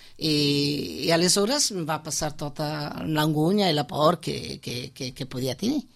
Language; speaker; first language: Catalan; non-native, fluent; Italian